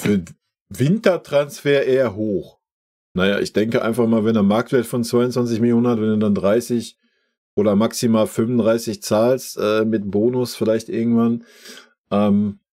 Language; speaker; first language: German; native; German